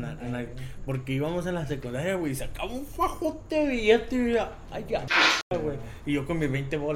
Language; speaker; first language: Spanish; native; Spanish